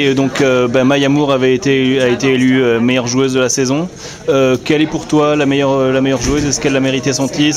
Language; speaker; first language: French; native; French